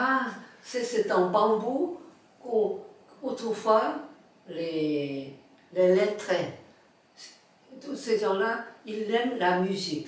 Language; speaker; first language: French; non-native, fluent; Korean